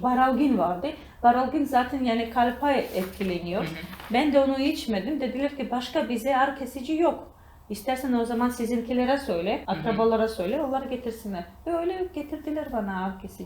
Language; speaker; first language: Turkish; non-native, learner; Georgian